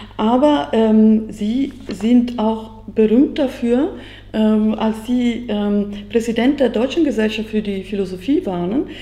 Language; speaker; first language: German; non-native, fluent; Italian